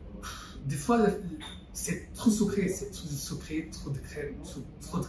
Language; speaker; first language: French; non-native, fluent; Portuguese